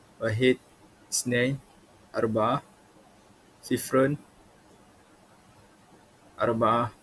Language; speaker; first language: Arabic; non-native, learner; Malay